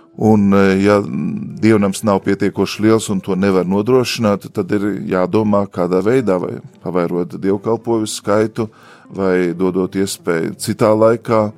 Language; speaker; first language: Latvian; native; Latvian